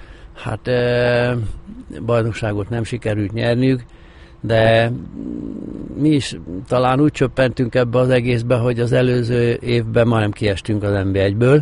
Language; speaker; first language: Hungarian; native; Hungarian